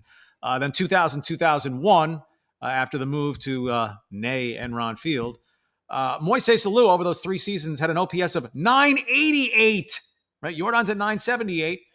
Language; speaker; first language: English; native; English